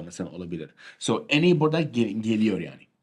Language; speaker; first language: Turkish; non-native, fluent; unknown